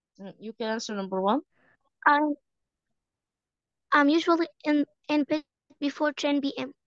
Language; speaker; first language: English; non-native, learner; Arabic